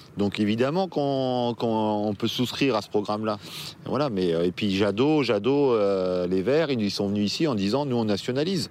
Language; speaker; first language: French; native; French